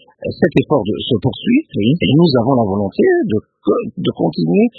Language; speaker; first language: French; non-native, local second language; Lingala